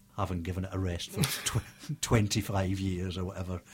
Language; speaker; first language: English; native; English